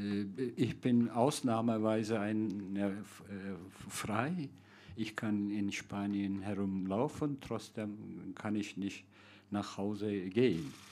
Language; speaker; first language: German; non-native, fluent; Turkish